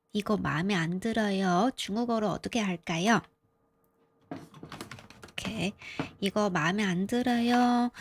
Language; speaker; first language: Korean; non-native, fluent; Chinese